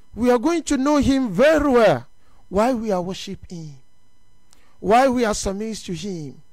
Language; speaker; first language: English; non-native, local second language; Yoruba